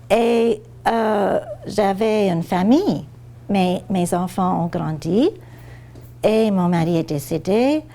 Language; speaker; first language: French; non-native, fluent; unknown